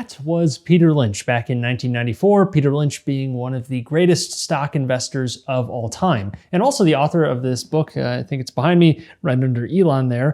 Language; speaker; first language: English; native; English